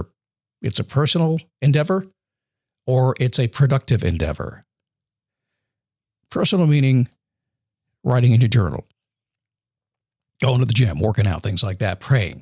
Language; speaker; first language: English; native; English